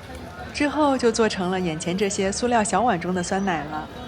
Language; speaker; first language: Chinese; native; Chinese